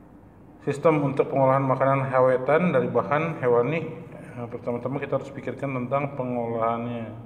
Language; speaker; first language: Indonesian; native; Indonesian